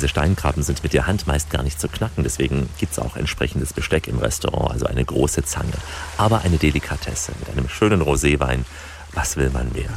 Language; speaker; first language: German; native; German